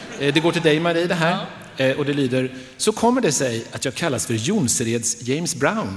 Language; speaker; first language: Swedish; native; Swedish